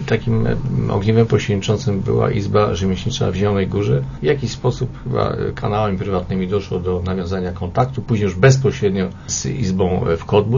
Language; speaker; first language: Polish; native; Polish